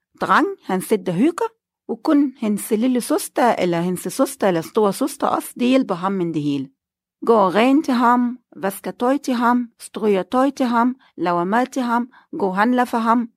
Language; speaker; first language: Danish; non-native, learner; Arabic